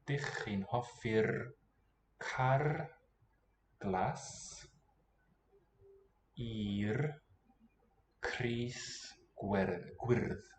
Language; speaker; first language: Welsh; non-native, learner; English